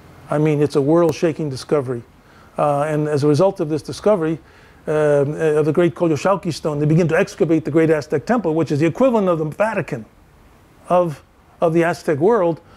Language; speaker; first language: English; early bilingual, other home language; Spanish